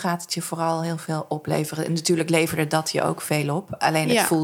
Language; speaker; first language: Dutch; native; Dutch